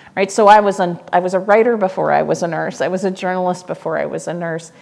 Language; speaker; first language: English; native; English